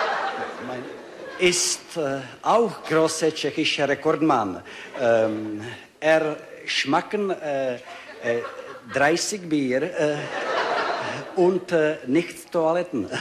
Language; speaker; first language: German; non-native, learner; Czech